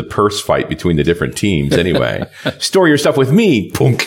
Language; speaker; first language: English; native; English